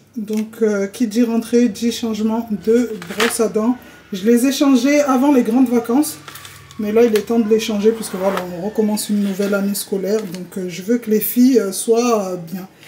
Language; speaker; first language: French; non-native, local second language; Comorian